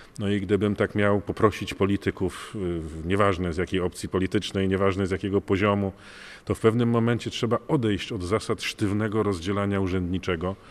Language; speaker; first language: Polish; native; Polish